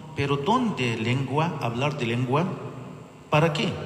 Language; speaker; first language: Spanish; non-native, learner; Arabic